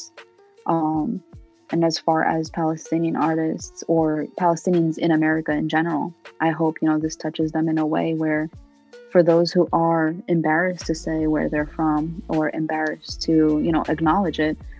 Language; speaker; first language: English; early bilingual, other home language; Arabic